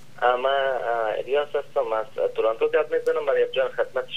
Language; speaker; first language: Persian; native; Persian